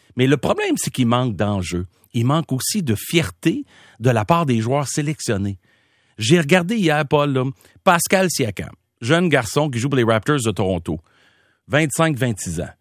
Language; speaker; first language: French; native; French